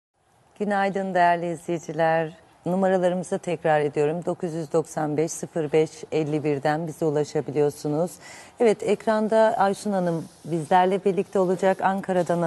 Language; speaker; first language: Turkish; native; Turkish